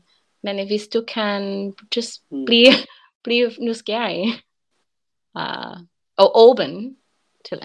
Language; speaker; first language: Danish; non-native, learner; English